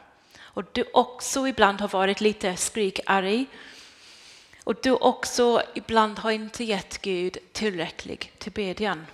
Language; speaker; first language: Swedish; non-native, fluent; English